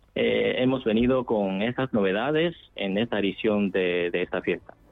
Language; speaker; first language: Spanish; non-native, fluent; Chinese